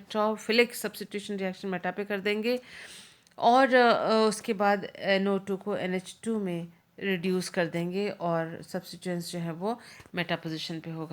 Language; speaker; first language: Hindi; native; Hindi